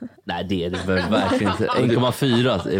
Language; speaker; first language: Swedish; native; Swedish